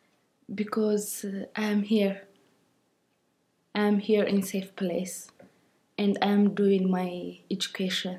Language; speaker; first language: English; non-native, learner; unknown